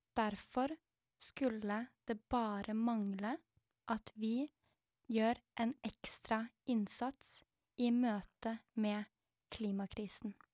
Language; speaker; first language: Norwegian; native; Norwegian